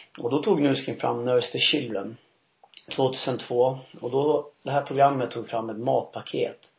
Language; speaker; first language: Swedish; early bilingual, heritage; Swedish